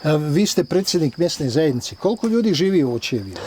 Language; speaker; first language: Bosnian; native; Bosnian